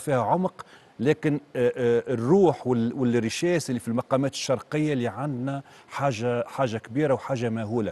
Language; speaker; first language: Arabic; native; Arabic